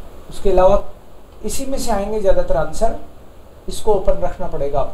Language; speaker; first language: Hindi; native; Hindi